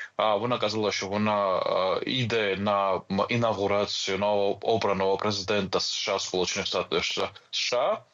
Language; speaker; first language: Ukrainian; non-native, fluent; Georgian